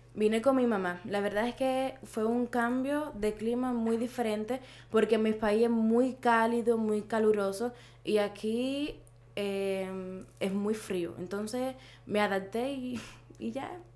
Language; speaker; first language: Spanish; native; Spanish